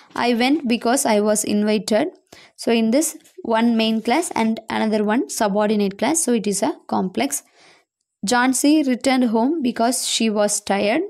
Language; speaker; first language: English; non-native, local second language; Tamil